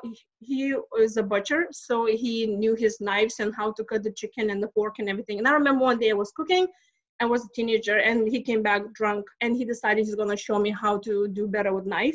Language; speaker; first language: English; non-native, fluent; Lithuanian